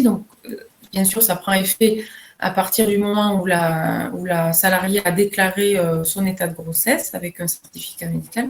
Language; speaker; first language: French; native; French